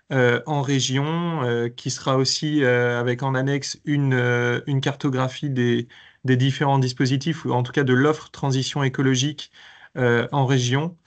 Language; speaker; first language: French; native; French